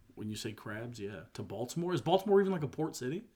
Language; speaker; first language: English; native; English